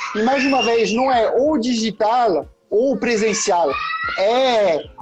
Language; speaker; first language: Portuguese; non-native, fluent; French